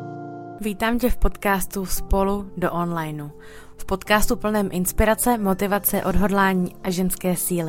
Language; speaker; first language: Czech; native; Czech